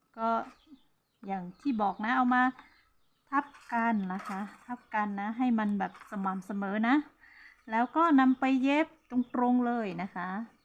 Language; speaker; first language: Thai; non-native, local second language; Hmong